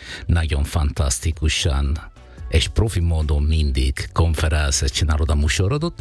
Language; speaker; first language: Hungarian; non-native, fluent; Italian